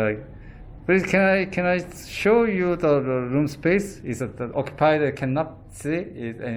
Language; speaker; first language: English; non-native, learner; Korean